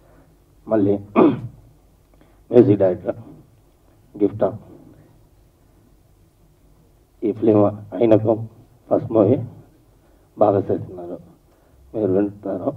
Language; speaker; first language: Telugu; non-native, learner; Tamil